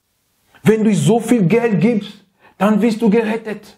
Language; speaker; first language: German; non-native, learner; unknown